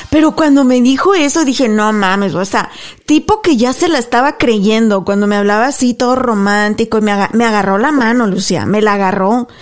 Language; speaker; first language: Spanish; native; Spanish